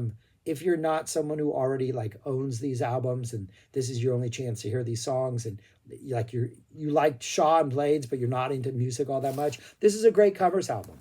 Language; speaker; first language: English; native; English